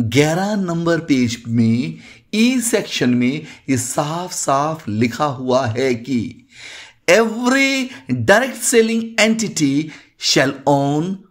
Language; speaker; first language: Hindi; native; Hindi